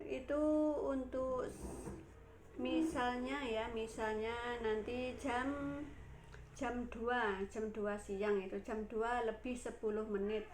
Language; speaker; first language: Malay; non-native, local second language; Javanese